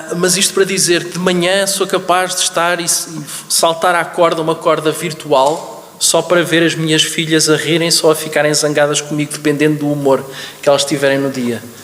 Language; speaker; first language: Portuguese; native; Portuguese